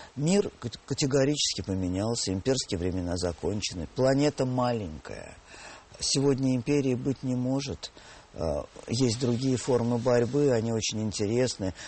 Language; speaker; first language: Russian; native; Russian